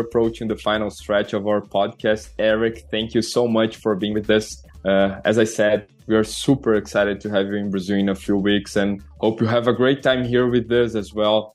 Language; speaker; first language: English; non-native, fluent; Portuguese